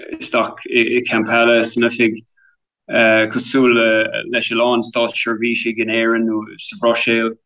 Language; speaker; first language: Irish; non-native, local second language; English